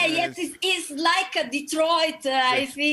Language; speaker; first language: English; non-native, learner; Italian